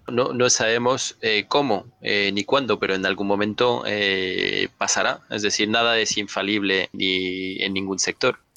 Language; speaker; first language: Spanish; non-native, fluent; French